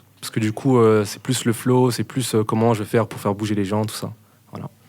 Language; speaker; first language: French; native; French